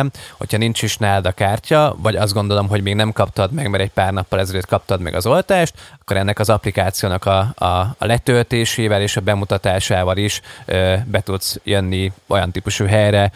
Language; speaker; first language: Hungarian; native; Hungarian